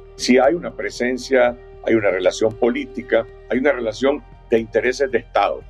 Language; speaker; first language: Spanish; native; Spanish